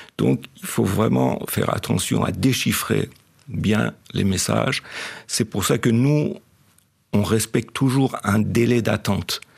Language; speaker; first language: French; non-native, fluent; Persian